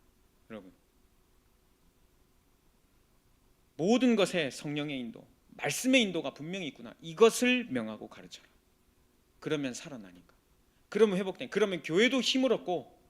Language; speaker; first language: Korean; native; Korean